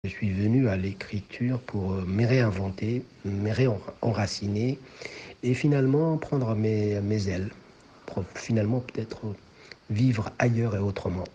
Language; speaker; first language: French; non-native, local second language; Somali